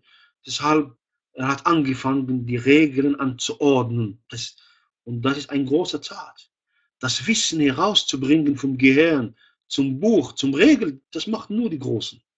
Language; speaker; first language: German; non-native, fluent; Arabic